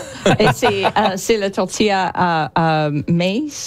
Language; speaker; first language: French; non-native, learner; English